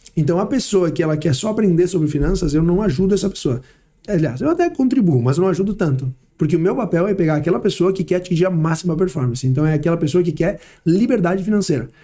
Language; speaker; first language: Portuguese; early bilingual, heritage; Portuguese